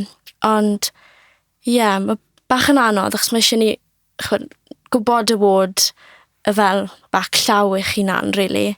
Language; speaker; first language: Welsh; native; Welsh